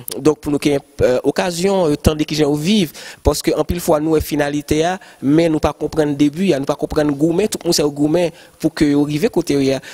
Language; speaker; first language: French; non-native, local second language; Haitian Creole